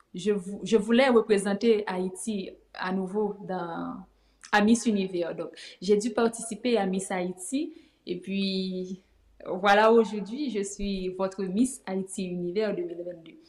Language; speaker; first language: French; native; French